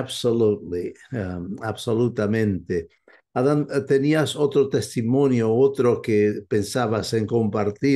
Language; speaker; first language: Spanish; non-native, fluent; English